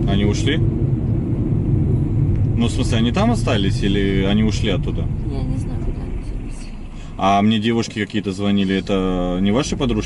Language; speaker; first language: Russian; native; Russian